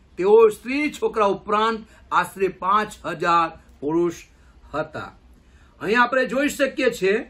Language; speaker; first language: Gujarati; non-native, local second language; Gamit